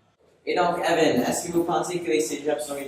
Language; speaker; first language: French; non-native, local second language; English